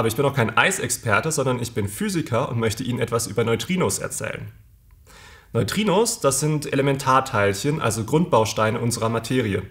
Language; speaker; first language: German; native; German